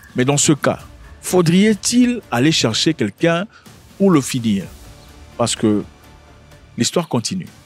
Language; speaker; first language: French; non-native, local second language; Lingala